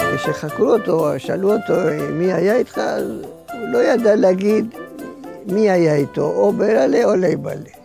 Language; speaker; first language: Hebrew; non-native, fluent; Spanish